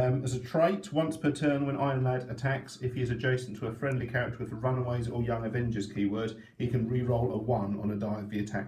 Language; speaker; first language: English; native; English